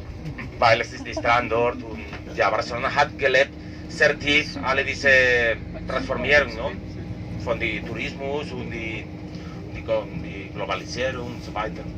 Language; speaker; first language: German; non-native, learner; Catalan